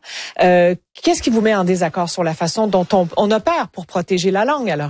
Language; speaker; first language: French; native; French